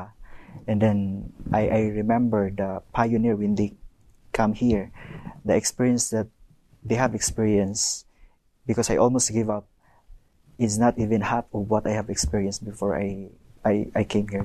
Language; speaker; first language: English; non-native, local second language; Cebuano